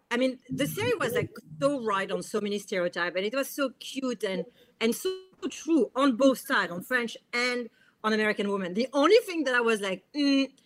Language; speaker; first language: English; non-native, fluent; French